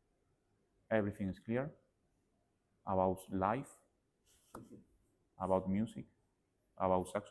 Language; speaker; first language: English; non-native, learner; Spanish